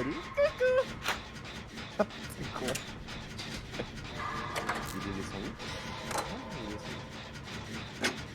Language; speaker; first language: French; native; French